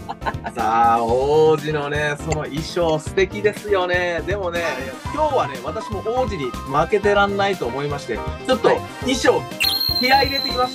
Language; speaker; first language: Japanese; native; Japanese